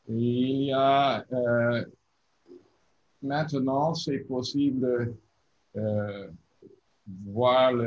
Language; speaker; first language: French; non-native, learner; English